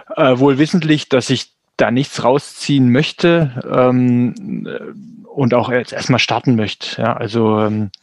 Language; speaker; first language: German; native; German